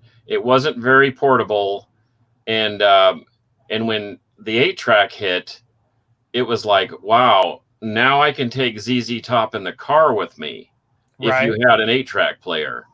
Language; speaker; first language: English; native; English